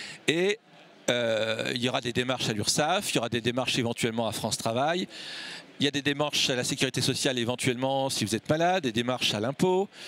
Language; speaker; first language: French; native; French